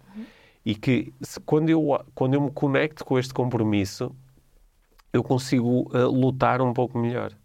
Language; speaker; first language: Portuguese; native; Portuguese